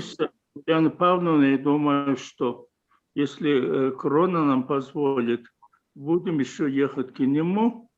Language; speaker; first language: Russian; non-native, fluent; Mongolian